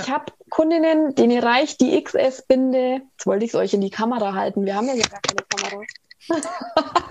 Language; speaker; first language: German; native; German